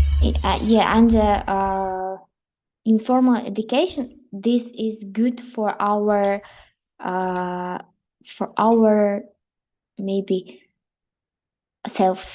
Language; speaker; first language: English; non-native, learner; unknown